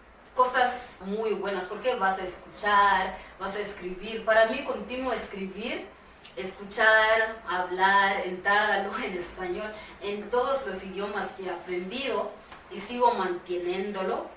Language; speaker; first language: Spanish; non-native, fluent; Swahili